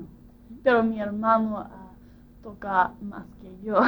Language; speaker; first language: Spanish; non-native, learner; English